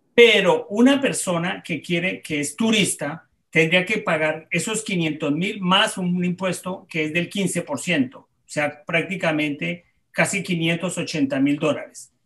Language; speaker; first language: Spanish; native; Spanish